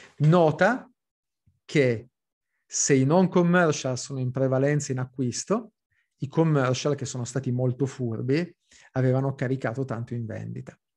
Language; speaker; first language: Italian; early bilingual, heritage; Italian